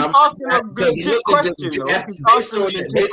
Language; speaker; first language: English; native; English